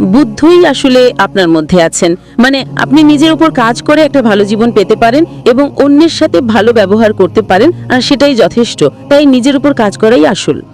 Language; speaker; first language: Bangla; non-native, fluent; Italian